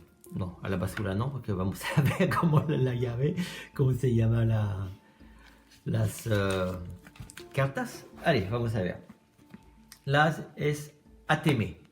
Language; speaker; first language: Spanish; non-native, learner; French